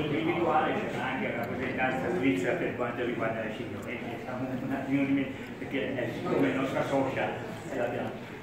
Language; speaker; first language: Italian; native; Italian